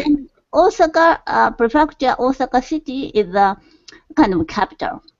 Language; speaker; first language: English; non-native, learner; Japanese